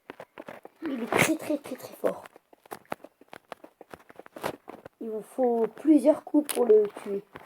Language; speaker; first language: French; early bilingual, other home language; Arabic